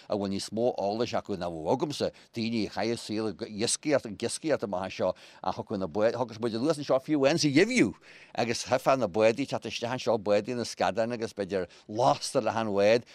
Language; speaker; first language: Irish; native; Irish